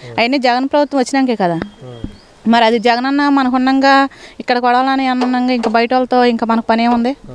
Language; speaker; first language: Telugu; native; Telugu